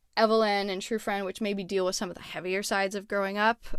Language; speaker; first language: English; native; English